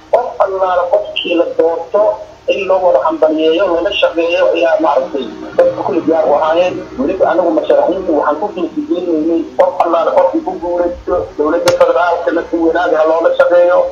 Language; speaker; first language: Somali; non-native, local second language; Maay